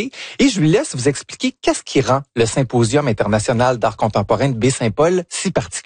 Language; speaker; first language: French; native; French